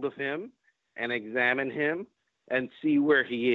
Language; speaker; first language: English; non-native, fluent; Spanish